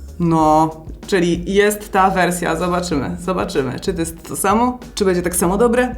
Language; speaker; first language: Polish; native; Polish